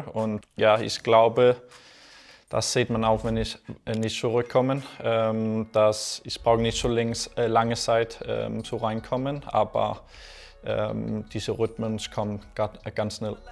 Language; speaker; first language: German; non-native, learner; Danish